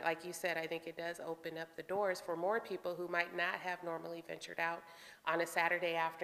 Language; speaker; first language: English; native; English